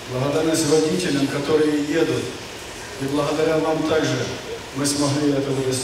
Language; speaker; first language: Russian; native; Russian